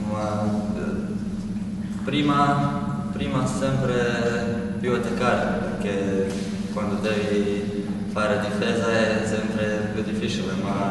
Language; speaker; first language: Italian; non-native, learner; Croatian